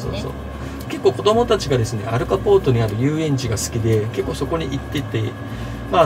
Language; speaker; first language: Japanese; native; Japanese